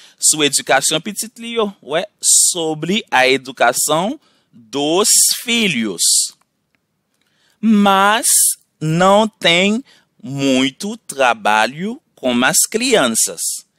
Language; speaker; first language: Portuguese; non-native, learner; Haitian Creole